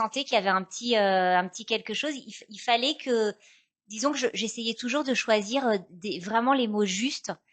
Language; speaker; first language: French; native; French